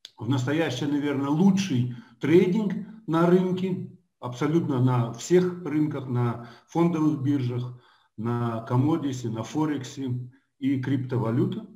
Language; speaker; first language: Russian; native; Russian